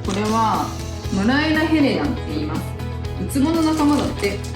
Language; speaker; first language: Japanese; native; Japanese